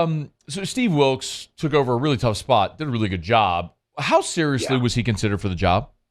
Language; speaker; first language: English; native; English